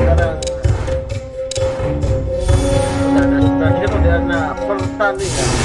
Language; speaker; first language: Indonesian; native; Indonesian